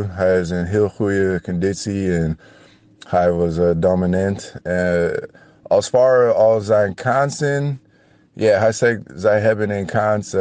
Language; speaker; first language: Dutch; non-native, learner; English